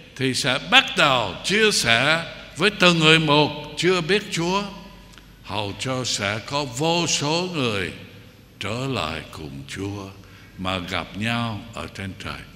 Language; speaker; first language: Vietnamese; non-native, fluent; English